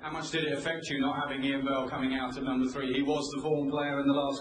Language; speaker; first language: English; native; English